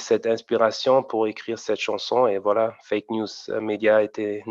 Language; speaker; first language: French; non-native, fluent; German